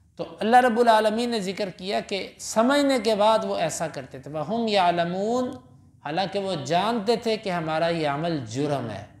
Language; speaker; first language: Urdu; non-native, local second language; Punjabi